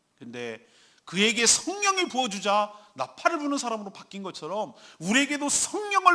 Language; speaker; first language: Korean; native; Korean